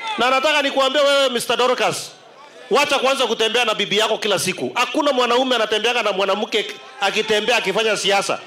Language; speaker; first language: Swahili; non-native, local second language; Kalenjin